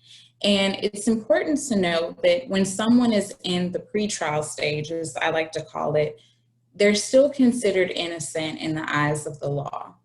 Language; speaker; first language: English; native; English